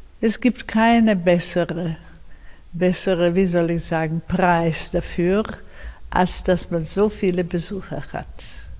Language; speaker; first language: German; non-native, fluent; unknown